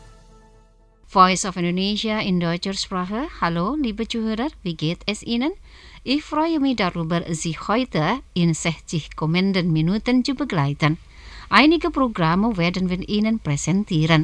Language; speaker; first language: German; non-native, fluent; Indonesian